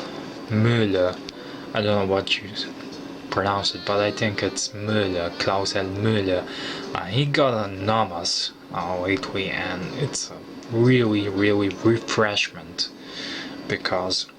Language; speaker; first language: English; non-native, fluent; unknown